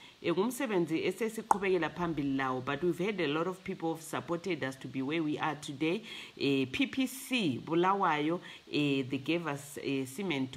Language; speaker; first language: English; non-native, local second language; Shona